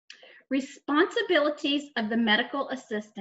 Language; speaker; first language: English; native; English